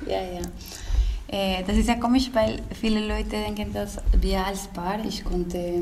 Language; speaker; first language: German; non-native, learner; Spanish